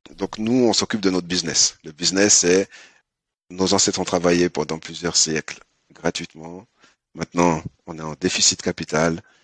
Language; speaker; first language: French; early bilingual, other home language; Haitian Creole